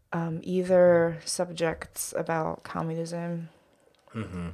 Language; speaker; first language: English; non-native, fluent; Chinese